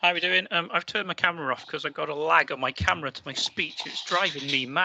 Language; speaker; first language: English; native; English